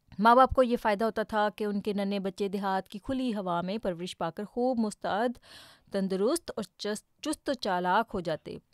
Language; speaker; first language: Urdu; native; Urdu